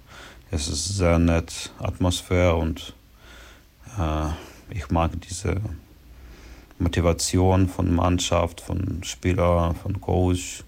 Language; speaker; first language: German; non-native, learner; Ukrainian